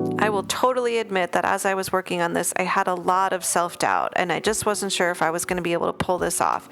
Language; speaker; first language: English; native; English